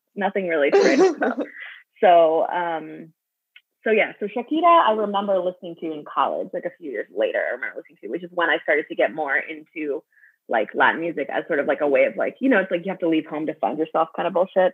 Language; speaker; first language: English; native; English